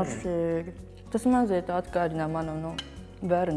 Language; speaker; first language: Latvian; non-native, learner; Japanese